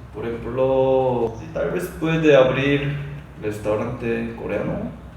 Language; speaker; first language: Spanish; non-native, learner; Korean